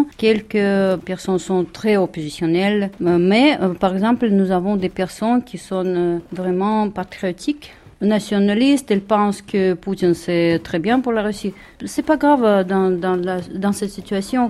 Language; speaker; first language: French; non-native, learner; Russian